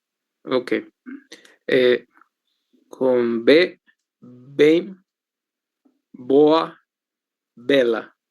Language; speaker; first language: Portuguese; non-native, learner; Spanish